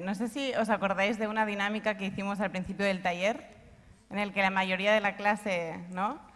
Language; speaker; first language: Spanish; non-native, local second language; Catalan